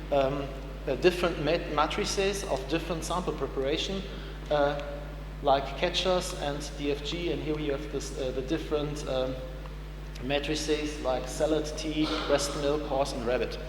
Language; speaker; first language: English; non-native, fluent; German